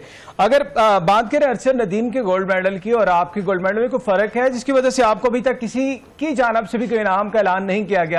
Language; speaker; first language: Urdu; native; Urdu